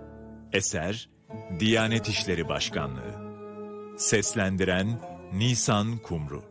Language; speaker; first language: Turkish; native; Turkish